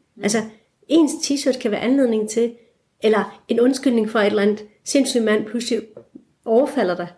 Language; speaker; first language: Danish; early bilingual, other home language; Turkish